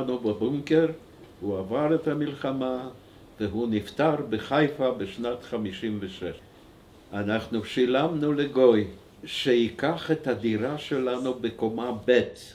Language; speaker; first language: Hebrew; non-native, fluent; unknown